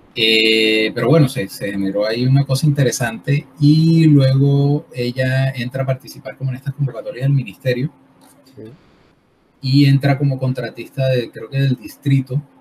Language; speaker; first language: Spanish; native; Spanish